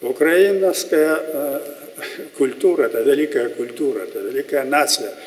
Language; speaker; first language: Russian; non-native, local second language; Belarusian